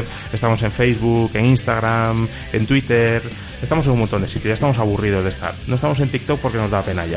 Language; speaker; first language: Spanish; native; Spanish